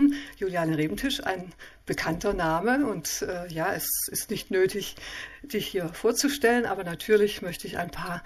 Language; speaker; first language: German; native; German